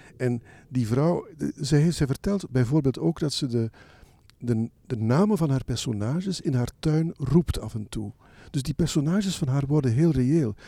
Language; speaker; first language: Dutch; native; Dutch